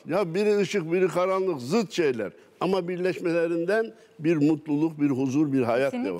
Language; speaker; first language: Turkish; native; Turkish